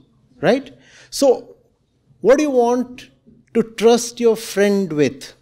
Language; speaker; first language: English; non-native, local second language; Hindi